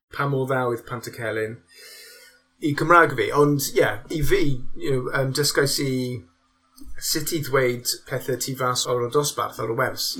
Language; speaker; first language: Welsh; non-native, local second language; English